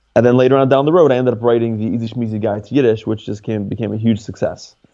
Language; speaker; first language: English; native; English